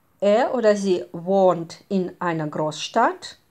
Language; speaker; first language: German; non-native, fluent; Russian